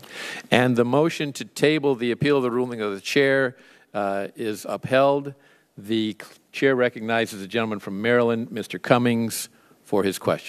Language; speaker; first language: English; native; English